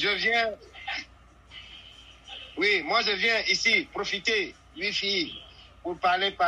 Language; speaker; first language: French; non-native, learner; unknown